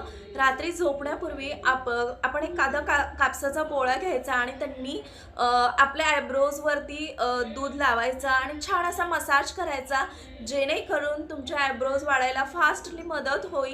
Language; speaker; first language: Marathi; native; Marathi